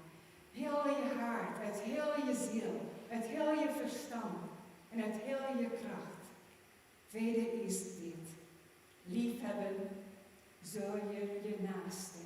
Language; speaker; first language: Dutch; non-native, fluent; German